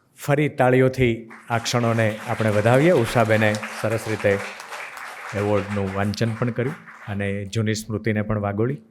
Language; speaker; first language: Gujarati; native; Gujarati